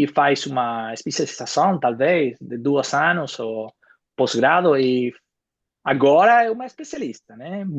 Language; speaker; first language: Portuguese; non-native, fluent; Spanish